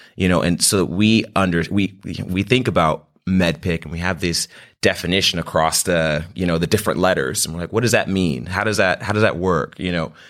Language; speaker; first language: English; native; English